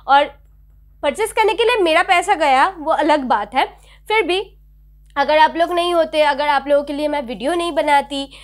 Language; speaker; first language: Hindi; non-native, local second language; Bangla